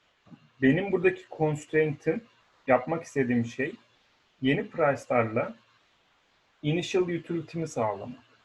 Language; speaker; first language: Turkish; native; Turkish